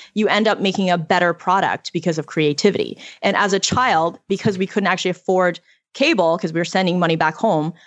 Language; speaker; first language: English; early bilingual, other home language; Chinese